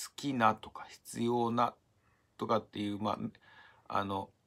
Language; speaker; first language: Japanese; native; Japanese